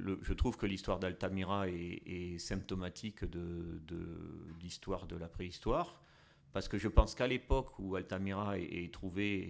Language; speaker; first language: French; native; French